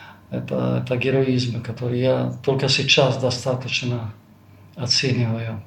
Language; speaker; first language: Russian; non-native, fluent; Italian